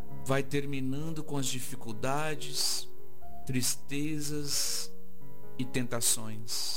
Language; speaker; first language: Portuguese; native; Portuguese